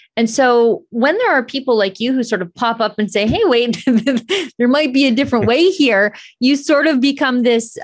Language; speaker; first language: English; native; English